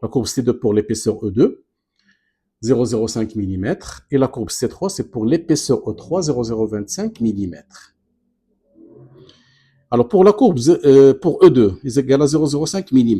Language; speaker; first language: French; non-native, local second language; Arabic